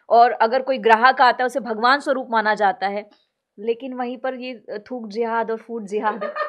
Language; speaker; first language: Hindi; native; Hindi